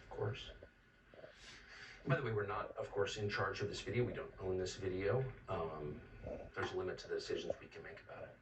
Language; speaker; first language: English; native; English